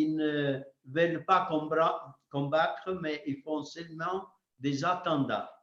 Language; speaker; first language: French; non-native, fluent; Italian